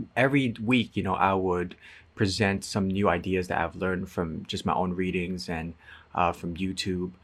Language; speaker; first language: English; non-native, fluent; Cantonese